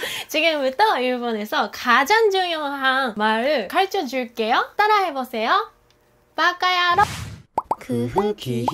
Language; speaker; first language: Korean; non-native, learner; Japanese